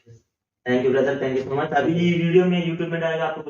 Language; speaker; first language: Hindi; non-native, local second language; Telugu